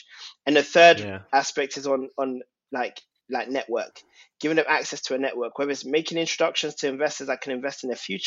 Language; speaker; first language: English; native; English